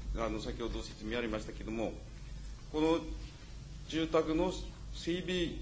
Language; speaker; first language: Japanese; native; Japanese